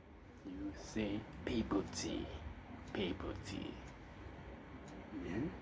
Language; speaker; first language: Chinese; non-native, learner; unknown